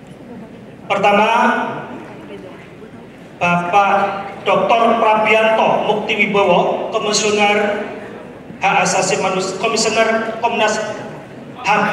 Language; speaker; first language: Indonesian; native; Indonesian